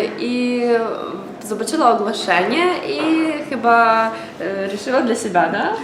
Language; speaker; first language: Polish; non-native, learner; Ukrainian